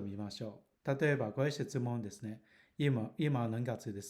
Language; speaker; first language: Japanese; non-native, learner; Cantonese